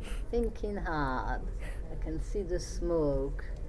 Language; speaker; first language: English; native; English